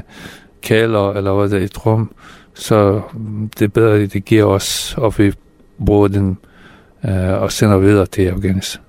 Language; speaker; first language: Danish; non-native, fluent; Persian